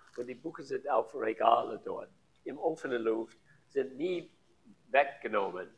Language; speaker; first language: German; non-native, learner; English